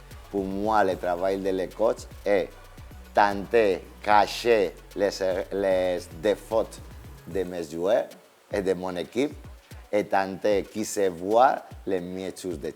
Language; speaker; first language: French; non-native, fluent; Spanish